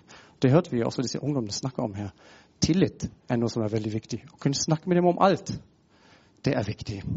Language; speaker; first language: Norwegian; non-native, fluent; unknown